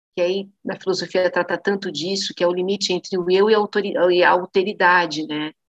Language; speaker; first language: Portuguese; native; Portuguese